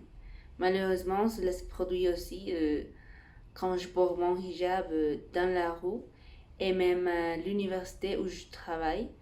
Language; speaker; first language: French; non-native, fluent; Spanish